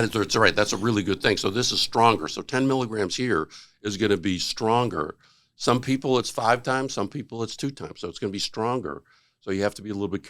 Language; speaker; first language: English; native; English